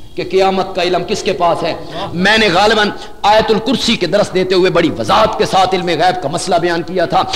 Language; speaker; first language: Urdu; non-native, local second language; Punjabi